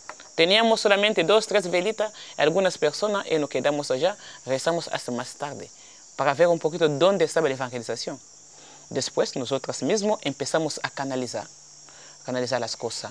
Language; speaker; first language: Spanish; non-native, fluent; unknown